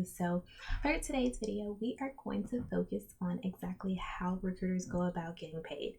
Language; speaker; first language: English; native; English